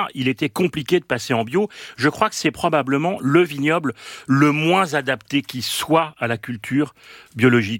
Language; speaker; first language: French; native; French